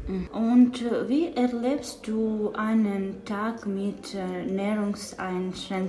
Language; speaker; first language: German; non-native, learner; Ukrainian